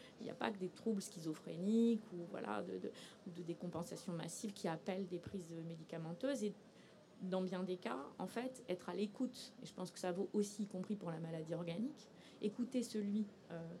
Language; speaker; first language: French; native; French